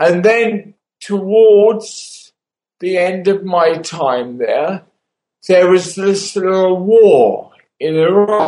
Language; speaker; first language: English; native; English